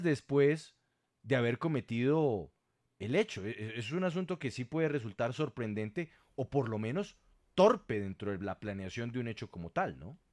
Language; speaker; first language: Spanish; native; Spanish